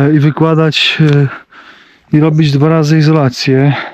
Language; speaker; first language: Polish; native; Polish